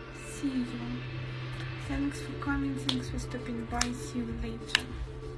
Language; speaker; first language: English; non-native, learner; Russian